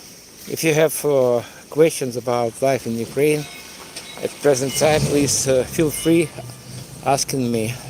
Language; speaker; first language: English; non-native, fluent; Russian